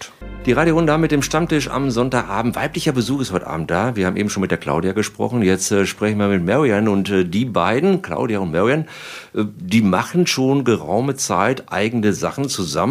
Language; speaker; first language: German; native; German